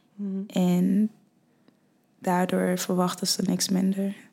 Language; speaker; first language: Dutch; early bilingual, other home language; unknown